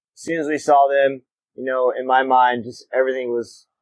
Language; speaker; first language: English; native; English